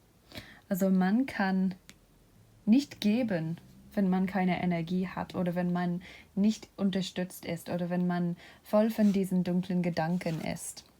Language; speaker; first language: German; non-native, fluent; English